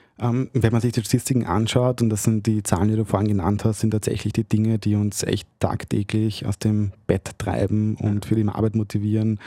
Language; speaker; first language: German; early bilingual, other home language; Bosnian